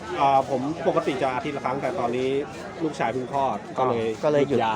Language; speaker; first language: Thai; native; Thai